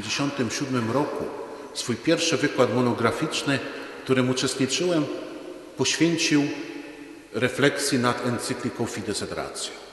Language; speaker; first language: Polish; native; Polish